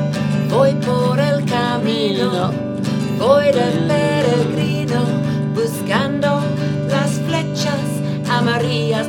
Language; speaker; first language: Spanish; non-native, fluent; English